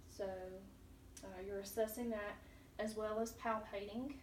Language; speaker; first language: English; native; English